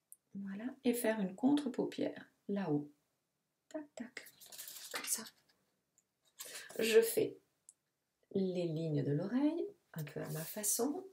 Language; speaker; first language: French; non-native, fluent; Italian